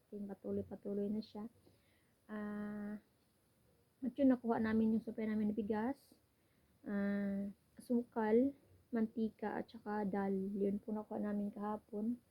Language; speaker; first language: Filipino; non-native, local second language; Cebuano